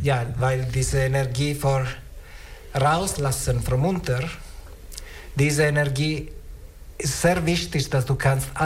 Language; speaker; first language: German; non-native, learner; Italian